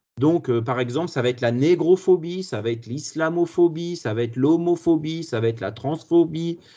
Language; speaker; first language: French; native; French